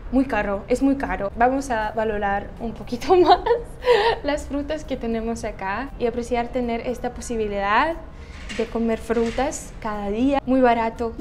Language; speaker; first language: Spanish; non-native, fluent; Russian